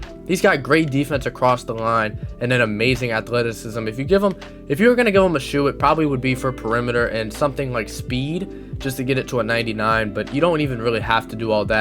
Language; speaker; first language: English; native; English